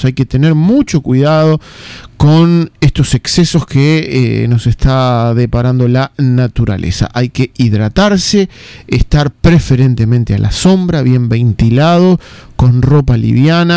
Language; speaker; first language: Spanish; native; Spanish